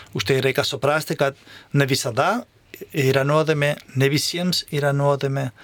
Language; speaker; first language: Lithuanian; non-native, fluent; Spanish